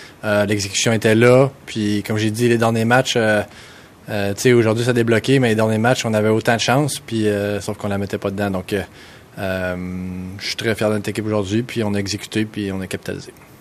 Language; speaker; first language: French; native; French